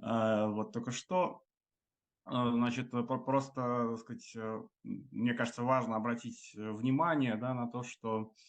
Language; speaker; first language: Russian; native; Russian